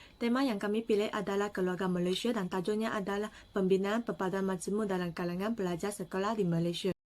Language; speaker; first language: Malay; non-native, local second language; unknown